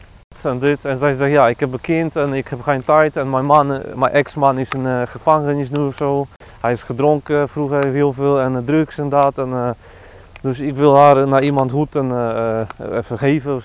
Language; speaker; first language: Dutch; non-native, learner; Polish